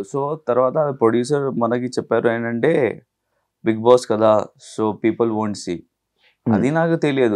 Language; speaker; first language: Telugu; non-native, learner; Hindi